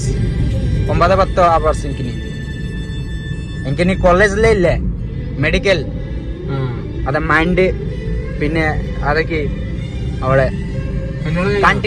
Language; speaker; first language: Malayalam; non-native, learner; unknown